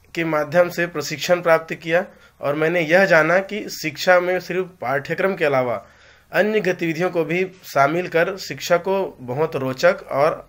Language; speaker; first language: Hindi; native; Hindi